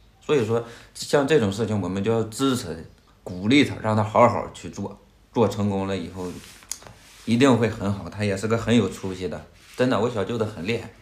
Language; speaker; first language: Chinese; native; Chinese